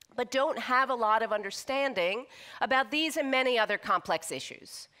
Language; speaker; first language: English; native; English